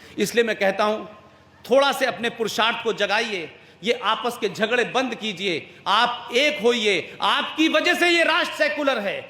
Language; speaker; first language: Hindi; native; Hindi